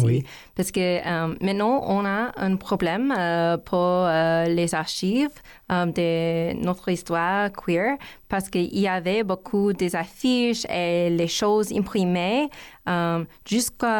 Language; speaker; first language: French; non-native, learner; English